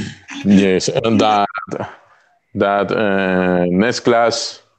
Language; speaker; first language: English; non-native, learner; Spanish